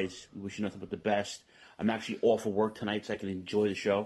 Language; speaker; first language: English; non-native, fluent; Finnish